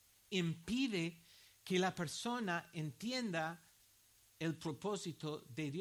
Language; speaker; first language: Spanish; non-native, fluent; English